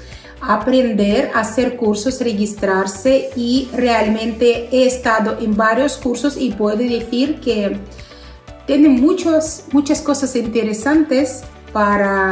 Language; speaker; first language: Spanish; non-native, fluent; Russian